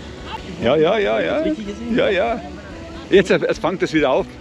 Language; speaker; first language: German; native; German